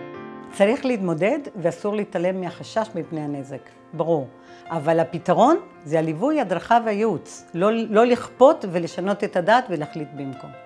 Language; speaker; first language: Hebrew; native; Hebrew